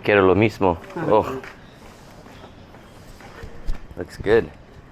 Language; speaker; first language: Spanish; non-native, learner; English